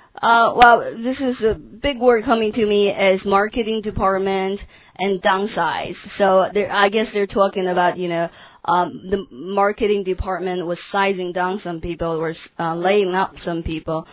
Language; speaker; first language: English; non-native, fluent; Chinese